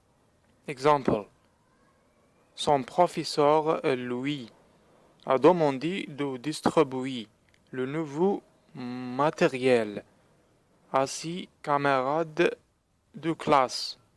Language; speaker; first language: French; non-native, fluent; Arabic